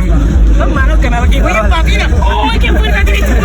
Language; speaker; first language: Spanish; native; Spanish